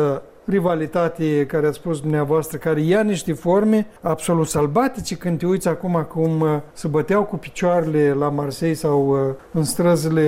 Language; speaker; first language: Romanian; native; Romanian